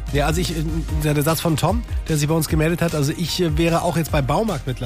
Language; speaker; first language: German; native; German